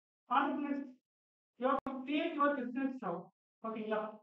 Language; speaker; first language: English; non-native, local second language; Tamil